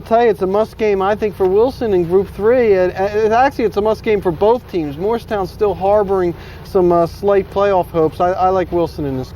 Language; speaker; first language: English; native; English